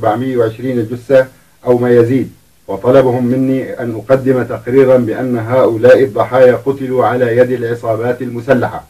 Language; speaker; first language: Arabic; native; Arabic